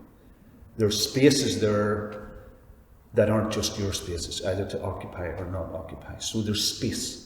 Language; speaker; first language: English; native; English